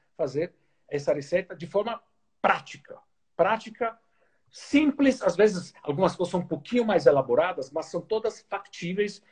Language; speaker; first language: Portuguese; non-native, fluent; Italian